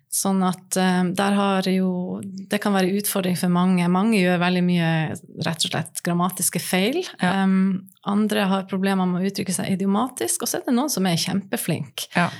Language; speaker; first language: Norwegian; native; Norwegian